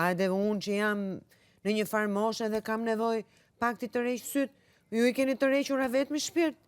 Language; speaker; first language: Albanian; native; Albanian